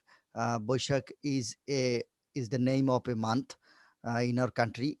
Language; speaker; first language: English; non-native, local second language; Bangla